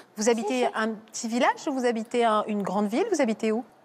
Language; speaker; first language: French; native; French